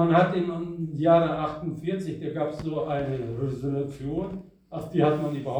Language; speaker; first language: German; non-native, fluent; Russian